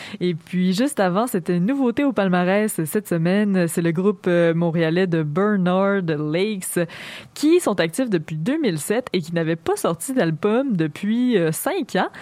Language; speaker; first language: French; native; French